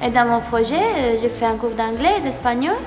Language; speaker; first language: French; non-native, fluent; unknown